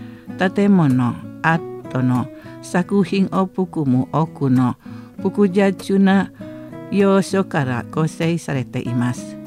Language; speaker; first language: Japanese; non-native, fluent; Indonesian